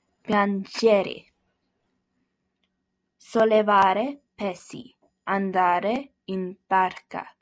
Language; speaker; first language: Italian; non-native, learner; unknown